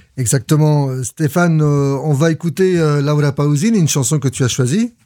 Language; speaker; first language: French; native; French